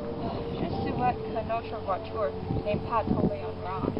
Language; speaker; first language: French; non-native, learner; English